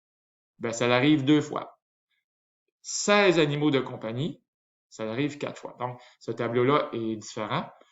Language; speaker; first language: French; native; French